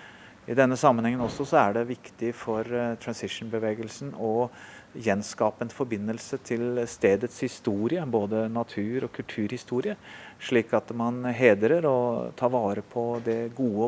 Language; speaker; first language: Norwegian; native; Norwegian